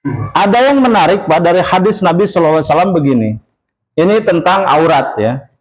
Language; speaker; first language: Indonesian; non-native, local second language; Sundanese